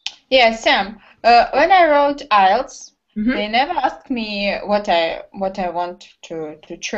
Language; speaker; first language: English; non-native, fluent; Russian